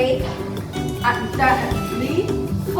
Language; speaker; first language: English; non-native, learner; Spanish